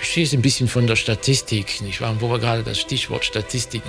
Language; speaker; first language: German; native; German